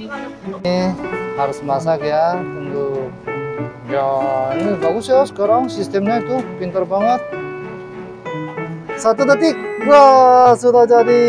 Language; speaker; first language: Indonesian; non-native, fluent; Korean